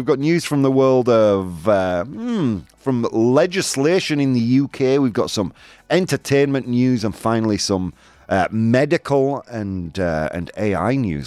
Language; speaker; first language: English; native; English